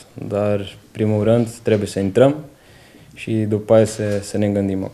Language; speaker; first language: Romanian; non-native, fluent; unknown